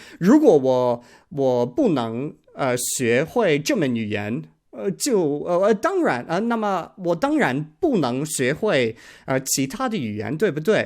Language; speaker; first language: Chinese; non-native, learner; English